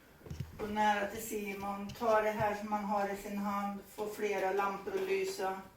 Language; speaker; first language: Swedish; native; Swedish